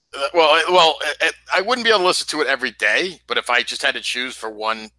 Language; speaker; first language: English; native; English